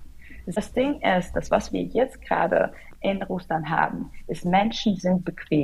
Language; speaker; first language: German; non-native, fluent; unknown